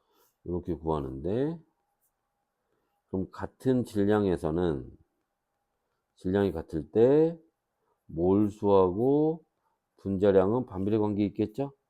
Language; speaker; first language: Korean; native; Korean